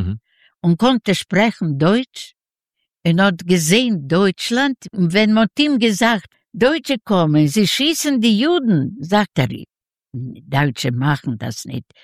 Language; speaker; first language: German; non-native, learner; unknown